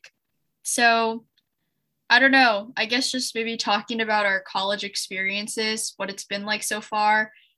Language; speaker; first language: English; native; English